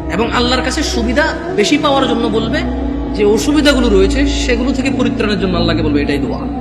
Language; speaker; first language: Bangla; early bilingual, heritage; Bangla